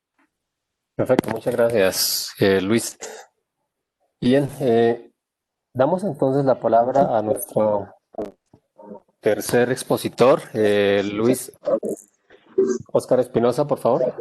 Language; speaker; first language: Spanish; native; Spanish